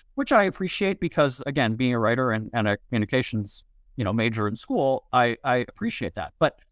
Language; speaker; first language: English; native; English